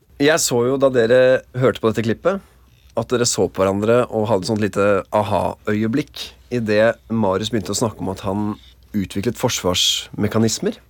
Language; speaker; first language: Norwegian; native; Norwegian